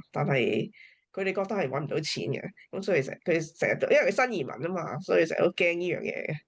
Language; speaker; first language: Cantonese; early bilingual, heritage; Cantonese